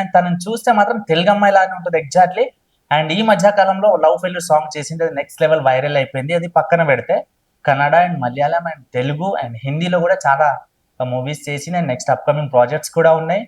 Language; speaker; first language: Telugu; native; Telugu